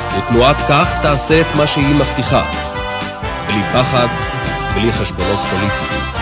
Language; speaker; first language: Hebrew; native; Hebrew